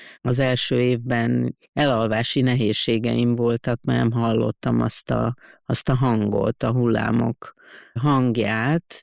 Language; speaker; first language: Hungarian; early bilingual, heritage; Hungarian